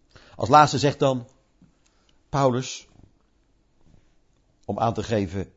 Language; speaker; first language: Dutch; native; Dutch